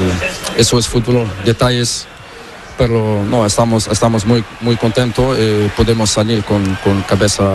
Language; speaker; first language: Spanish; non-native, learner; Portuguese